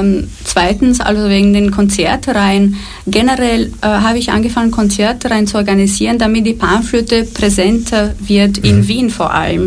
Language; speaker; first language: German; non-native, fluent; Romanian